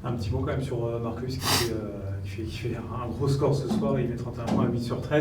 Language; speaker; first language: French; native; French